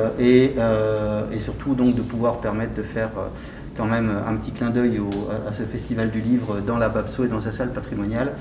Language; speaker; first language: French; native; French